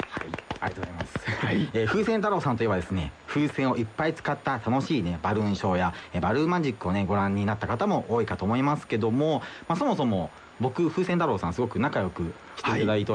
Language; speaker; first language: Japanese; native; Japanese